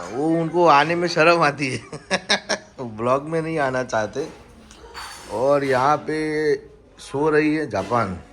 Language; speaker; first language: Hindi; non-native, local second language; Gujarati